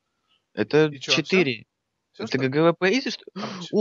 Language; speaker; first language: Russian; native; Russian